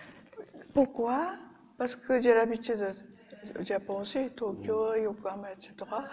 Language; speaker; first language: French; non-native, learner; Japanese